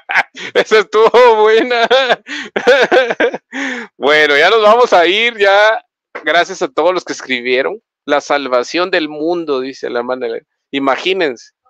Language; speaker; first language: Spanish; native; Spanish